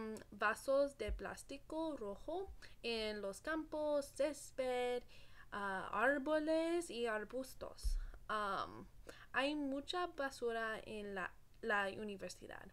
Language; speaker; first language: Spanish; non-native, learner; English